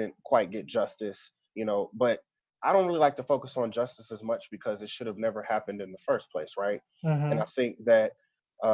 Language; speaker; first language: English; native; English